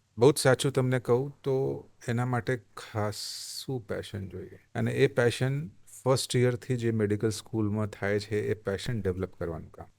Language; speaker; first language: Gujarati; non-native, local second language; Hindi